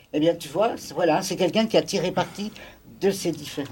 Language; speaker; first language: French; native; French